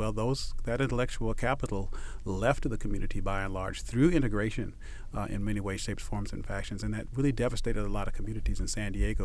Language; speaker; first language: English; native; English